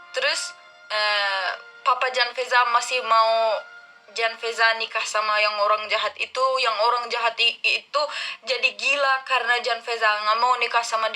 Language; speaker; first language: Indonesian; non-native, learner; Turkish